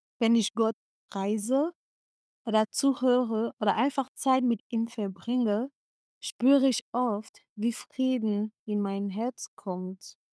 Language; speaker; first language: German; non-native, fluent; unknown